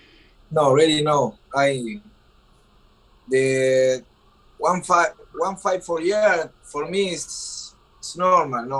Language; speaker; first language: English; non-native, learner; Spanish